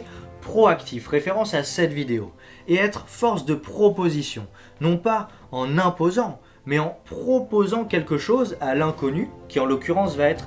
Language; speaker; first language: French; native; French